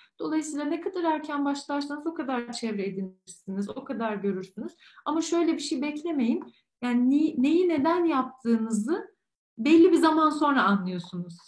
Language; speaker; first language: Turkish; native; Turkish